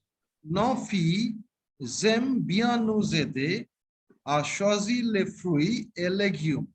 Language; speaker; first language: French; non-native, fluent; Bangla